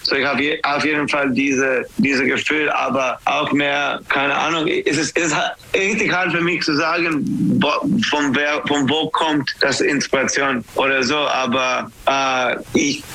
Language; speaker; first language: German; non-native, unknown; English